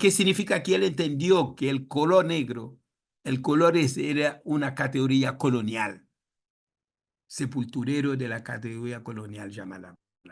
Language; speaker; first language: Spanish; non-native, fluent; Haitian Creole